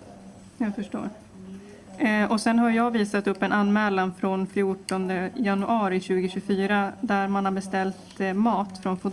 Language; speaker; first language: Swedish; native; Swedish